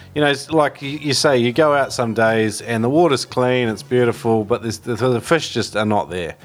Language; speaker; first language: English; native; English